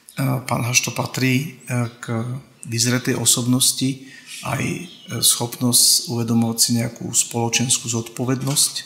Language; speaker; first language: Slovak; native; Slovak